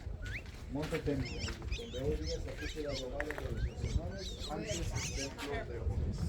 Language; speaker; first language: Spanish; non-native, fluent; Hebrew